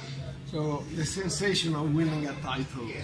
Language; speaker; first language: English; non-native, fluent; Italian